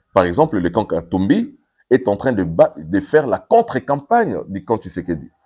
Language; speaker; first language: French; non-native, local second language; Lingala